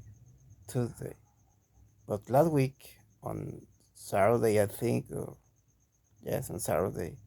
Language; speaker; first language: English; non-native, learner; Spanish